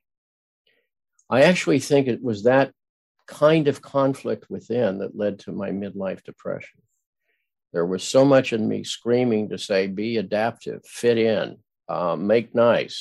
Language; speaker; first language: English; native; English